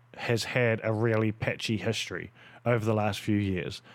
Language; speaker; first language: English; native; English